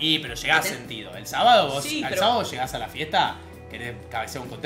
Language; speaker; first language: Spanish; native; Spanish